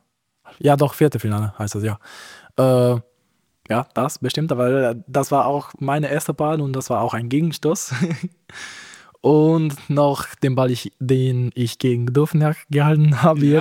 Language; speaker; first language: German; non-native, fluent; Romanian